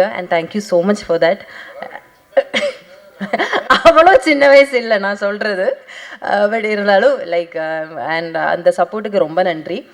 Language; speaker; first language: Tamil; non-native, fluent; Malayalam